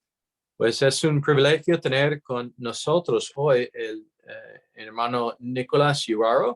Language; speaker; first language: Spanish; non-native, fluent; English